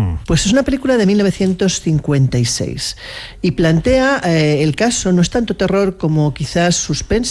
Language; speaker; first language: Spanish; native; Spanish